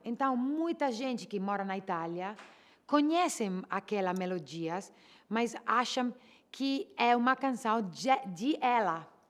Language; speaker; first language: Portuguese; non-native, fluent; Italian